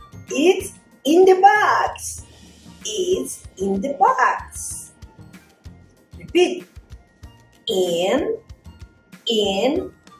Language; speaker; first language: English; non-native, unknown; Spanish